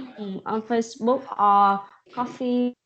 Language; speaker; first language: English; non-native, learner; Vietnamese